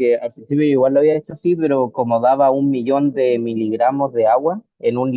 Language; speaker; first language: Spanish; native; Spanish